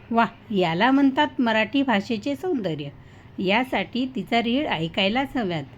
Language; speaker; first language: Marathi; non-native, local second language; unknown